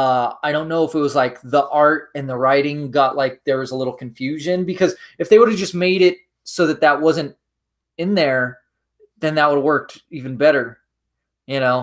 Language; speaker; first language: English; native; English